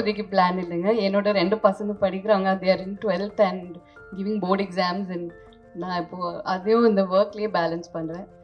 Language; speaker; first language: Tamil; non-native, fluent; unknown